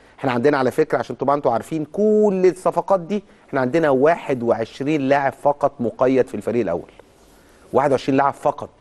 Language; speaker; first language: Arabic; native; Arabic